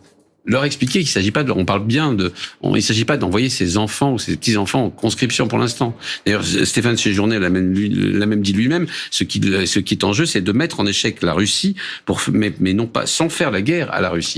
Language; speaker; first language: French; native; French